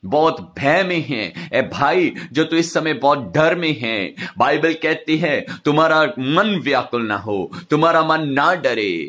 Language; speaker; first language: Hindi; non-native, local second language; Punjabi